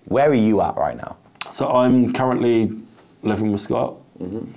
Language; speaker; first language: English; native; English